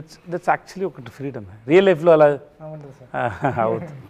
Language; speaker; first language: Telugu; non-native, learner; Tamil